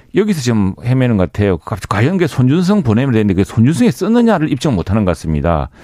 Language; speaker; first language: Korean; native; Korean